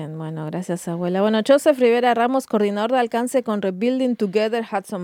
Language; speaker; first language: Spanish; native; Spanish